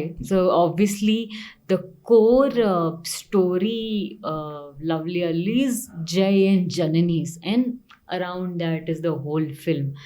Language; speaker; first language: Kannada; non-native, learner; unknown